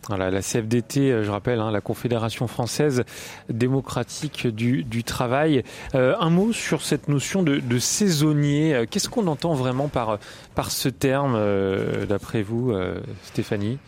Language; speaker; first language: French; native; French